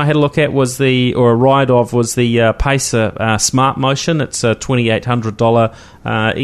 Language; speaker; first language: English; native; English